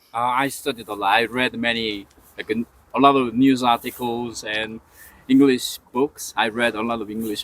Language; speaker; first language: English; non-native, learner; Korean